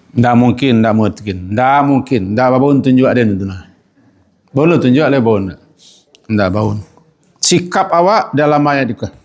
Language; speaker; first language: Malay; non-native, local second language; Minangkabau